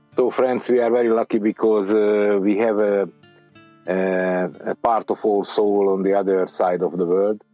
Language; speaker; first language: English; non-native, learner; Hungarian